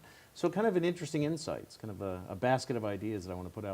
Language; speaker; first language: English; native; English